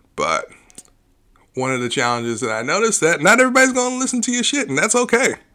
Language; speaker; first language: English; native; English